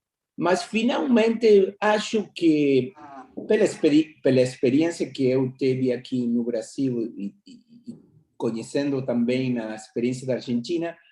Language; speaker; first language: Portuguese; non-native, fluent; Spanish